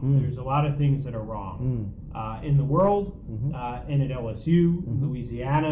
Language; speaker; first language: English; native; English